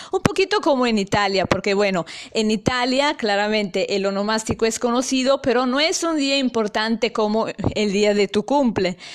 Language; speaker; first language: Spanish; non-native, fluent; Italian